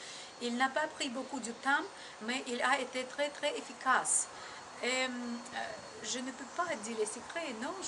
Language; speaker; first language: French; non-native, learner; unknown